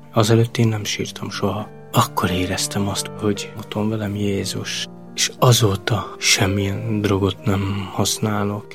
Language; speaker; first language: Hungarian; non-native, local second language; Romany